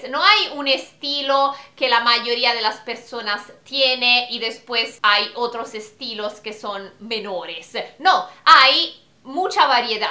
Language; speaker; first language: Spanish; non-native, fluent; Italian